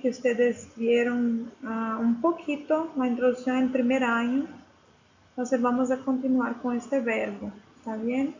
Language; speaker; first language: Spanish; non-native, fluent; Portuguese